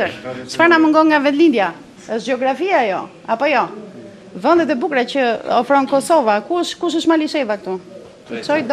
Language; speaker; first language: Albanian; native; Albanian